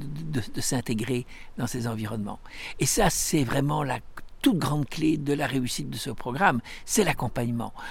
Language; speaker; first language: French; native; French